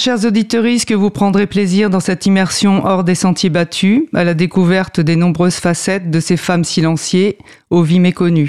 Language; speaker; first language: French; native; French